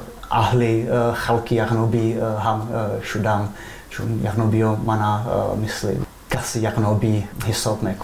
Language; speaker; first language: Persian; non-native, fluent; Czech